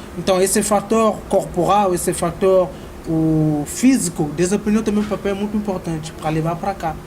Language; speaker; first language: Portuguese; non-native, fluent; Kongo